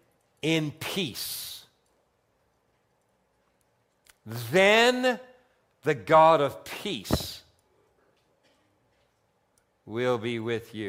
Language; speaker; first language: English; native; English